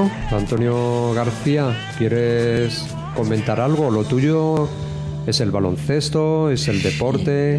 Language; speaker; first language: Spanish; native; Spanish